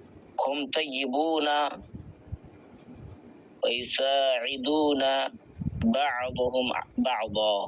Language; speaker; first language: Arabic; non-native, learner; Bangla